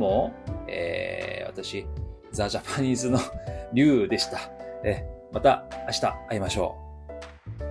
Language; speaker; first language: Japanese; non-native, fluent; Korean